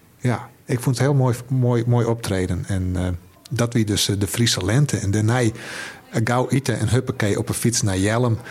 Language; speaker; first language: Dutch; non-native, local second language; Western Frisian